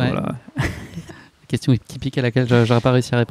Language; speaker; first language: French; native; French